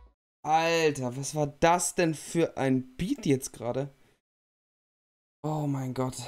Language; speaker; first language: German; native; German